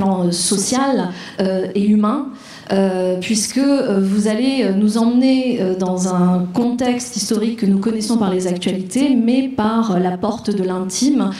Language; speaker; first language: French; native; French